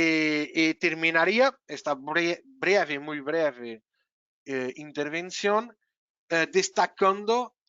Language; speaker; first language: Spanish; non-native, fluent; Portuguese